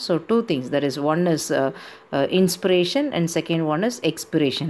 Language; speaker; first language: English; non-native, local second language; Tamil